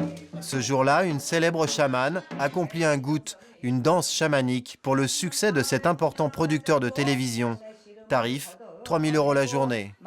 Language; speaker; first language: French; native; French